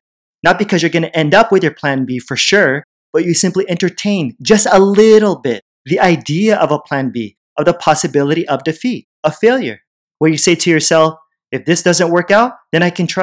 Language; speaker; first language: English; native; English